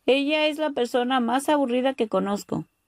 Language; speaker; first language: Spanish; native; Spanish